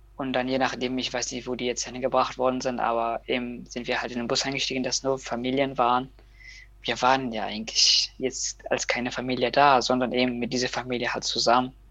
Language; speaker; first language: German; non-native, fluent; Persian